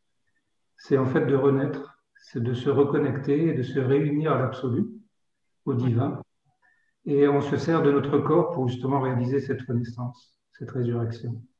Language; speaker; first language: French; native; French